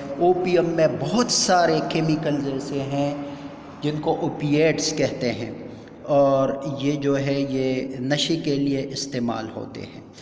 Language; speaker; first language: Urdu; non-native, local second language; Pashto